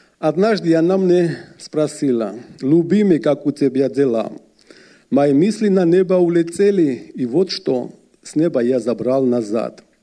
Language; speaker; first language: Russian; non-native, fluent; Georgian